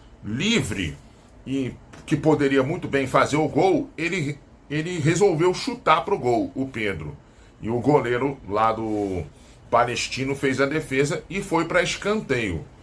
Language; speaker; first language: Portuguese; native; Portuguese